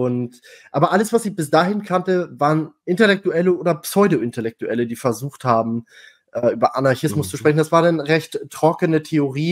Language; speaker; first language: German; native; German